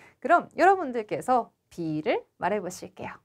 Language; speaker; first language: Korean; native; Korean